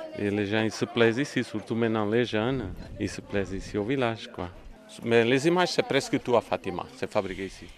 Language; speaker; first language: French; non-native, fluent; Portuguese